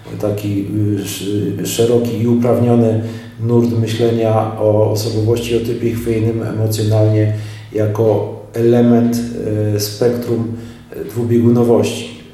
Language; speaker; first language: Polish; native; Polish